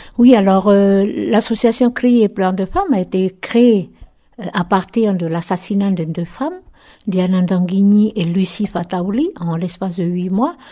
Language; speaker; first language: French; native; French